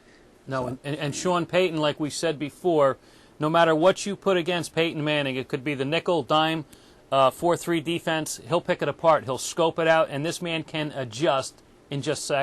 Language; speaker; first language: English; native; English